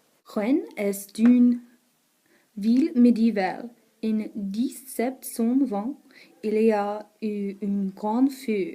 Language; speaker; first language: French; non-native, learner; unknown